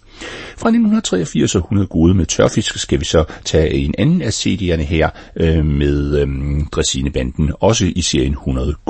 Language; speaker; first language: Danish; native; Danish